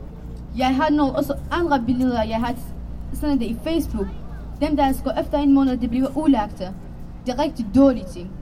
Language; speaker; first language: Danish; non-native, learner; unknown